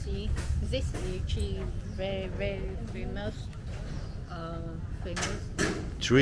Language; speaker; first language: English; non-native, learner; Vietnamese